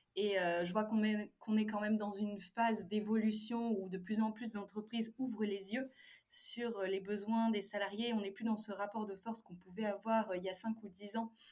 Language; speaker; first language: French; native; French